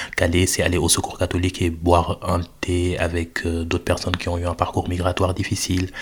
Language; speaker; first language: French; non-native, local second language; Wolof